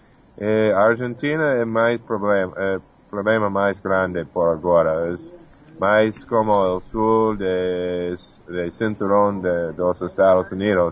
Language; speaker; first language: Portuguese; non-native, fluent; English